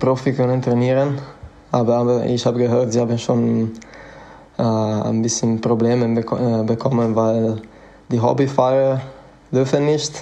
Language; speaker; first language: German; non-native, fluent; Italian